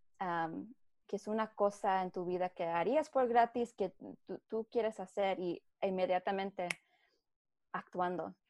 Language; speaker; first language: Spanish; early bilingual, heritage; Spanish